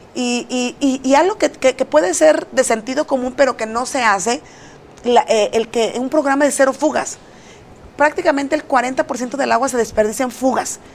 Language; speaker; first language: Spanish; native; Spanish